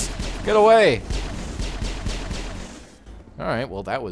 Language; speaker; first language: English; native; English